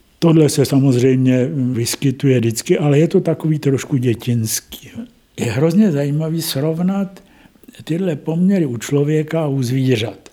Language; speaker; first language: Czech; native; Czech